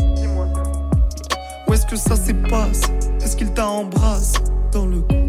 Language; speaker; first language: French; native; French